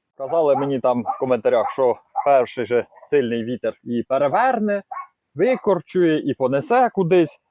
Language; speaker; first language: Ukrainian; native; Ukrainian